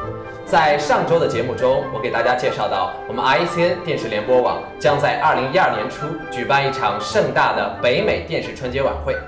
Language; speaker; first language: Chinese; native; Chinese